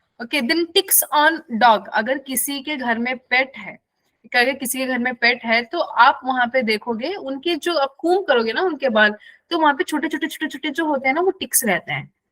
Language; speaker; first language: Hindi; non-native, local second language; Kannada